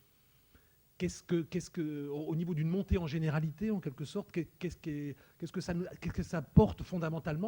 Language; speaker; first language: French; native; French